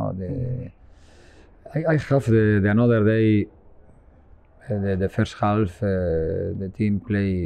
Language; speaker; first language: English; non-native, learner; Spanish